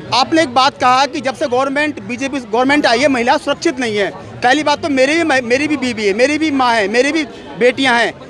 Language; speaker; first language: Hindi; native; Hindi